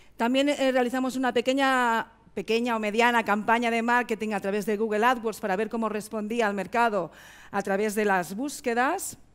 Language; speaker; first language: Spanish; native; Spanish